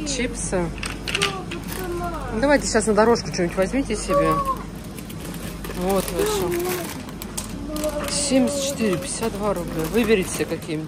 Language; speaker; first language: Russian; native; Russian